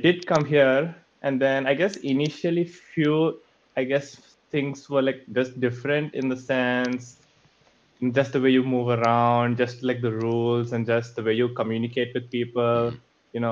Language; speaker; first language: English; native; English